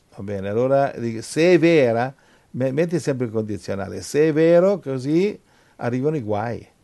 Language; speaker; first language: Italian; non-native, fluent; English